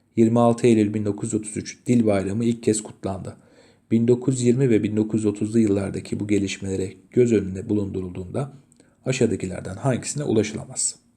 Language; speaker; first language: Turkish; native; Turkish